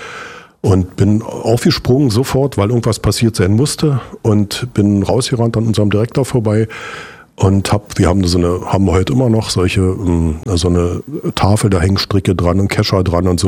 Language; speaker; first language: German; native; German